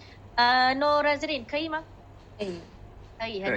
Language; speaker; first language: Chinese; non-native, fluent; Malay